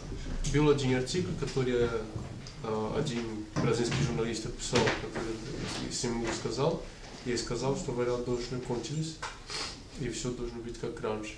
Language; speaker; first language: Russian; non-native, learner; Portuguese